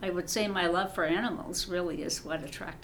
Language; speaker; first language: English; native; English